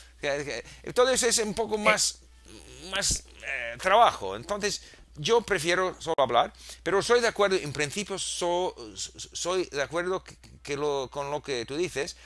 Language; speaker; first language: Spanish; non-native, fluent; English